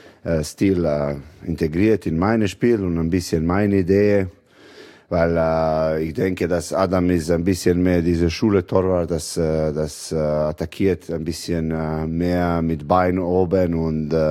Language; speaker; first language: German; non-native, fluent; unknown